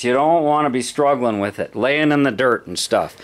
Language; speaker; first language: English; native; English